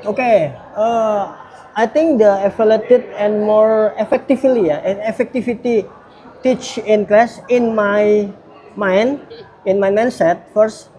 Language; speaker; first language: English; non-native, learner; Indonesian